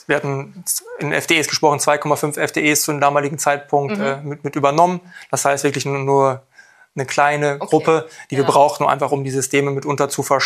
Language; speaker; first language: German; native; German